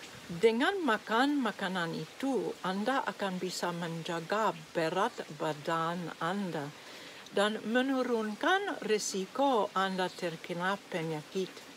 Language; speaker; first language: Indonesian; non-native, learner; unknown